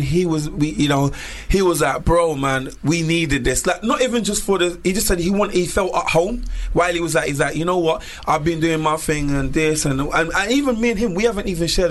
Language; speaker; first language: English; native; English